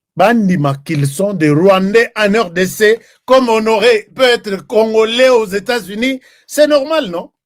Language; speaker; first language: French; non-native, local second language; Lingala